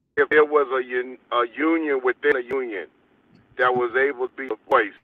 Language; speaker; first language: English; native; English